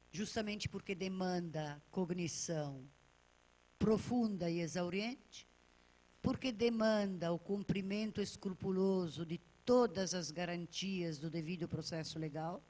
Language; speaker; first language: Portuguese; native; Portuguese